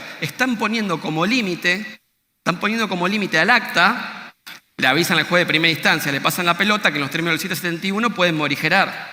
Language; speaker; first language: Spanish; native; Spanish